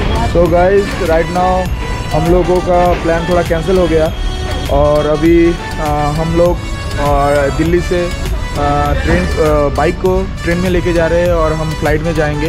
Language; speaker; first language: Hindi; non-native, local second language; Bangla